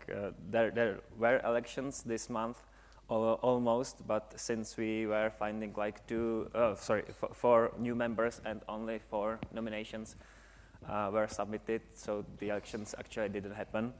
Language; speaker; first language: English; non-native, fluent; Czech